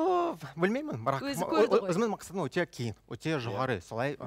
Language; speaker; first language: Kazakh; non-native, local second language; Russian